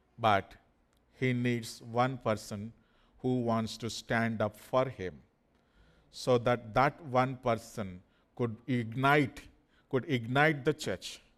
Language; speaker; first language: English; non-native, fluent; Telugu